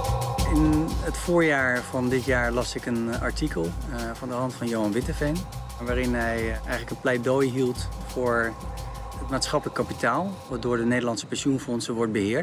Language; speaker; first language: Dutch; native; Dutch